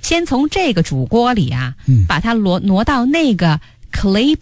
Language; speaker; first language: Chinese; native; Chinese